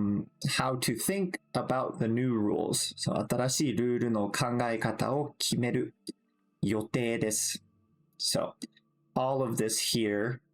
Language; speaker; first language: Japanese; non-native, fluent; English